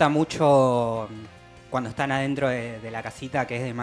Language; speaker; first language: Spanish; native; Spanish